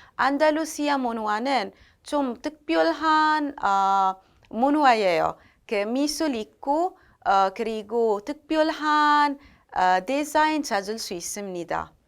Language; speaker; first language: Korean; non-native, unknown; Arabic